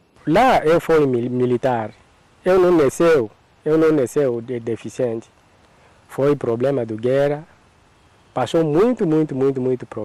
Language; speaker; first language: Portuguese; non-native, learner; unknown